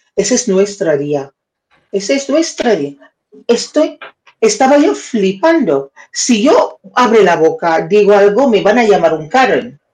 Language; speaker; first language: Spanish; non-native, learner; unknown